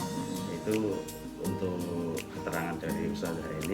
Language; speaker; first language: Indonesian; native; Indonesian